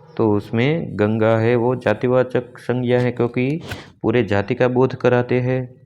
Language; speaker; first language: Hindi; non-native, local second language; Gujarati